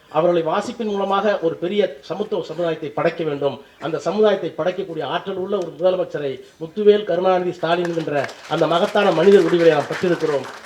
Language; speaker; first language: Tamil; native; Tamil